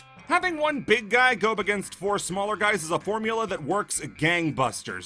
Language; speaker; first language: English; native; English